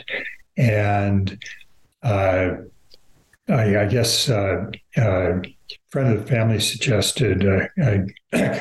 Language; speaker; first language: English; native; English